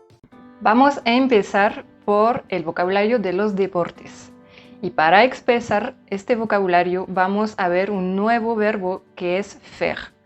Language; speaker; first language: Spanish; non-native, fluent; French